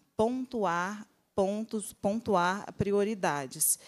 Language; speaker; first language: Portuguese; native; Portuguese